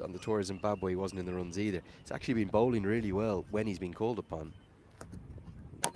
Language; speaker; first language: English; native; English